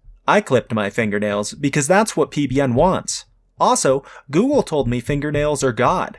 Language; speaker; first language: English; native; English